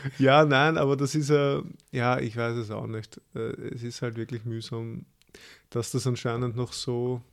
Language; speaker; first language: German; native; German